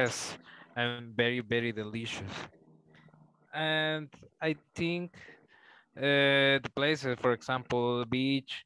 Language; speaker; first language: English; non-native, learner; Spanish